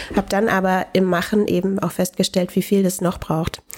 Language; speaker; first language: German; native; German